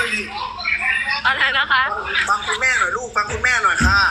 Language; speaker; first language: Thai; native; Thai